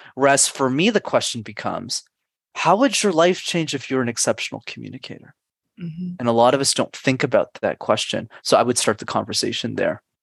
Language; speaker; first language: English; native; English